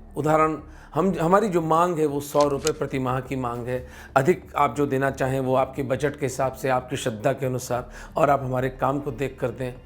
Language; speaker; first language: Hindi; native; Hindi